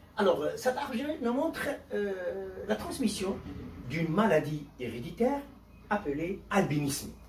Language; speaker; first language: French; non-native, local second language; Arabic